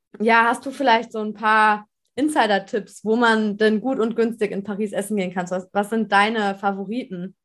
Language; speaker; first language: German; native; German